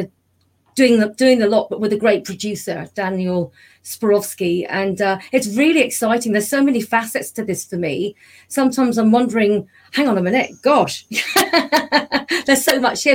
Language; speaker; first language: English; native; English